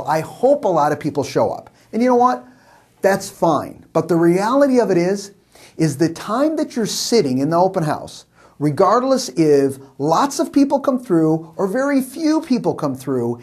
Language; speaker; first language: English; native; English